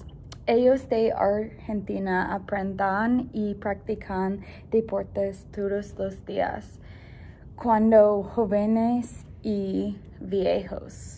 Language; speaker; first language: Spanish; non-native, learner; English